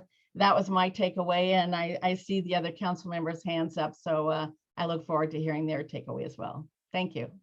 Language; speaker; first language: English; native; English